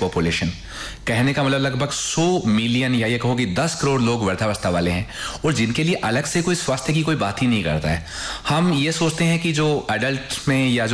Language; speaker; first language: Hindi; native; Hindi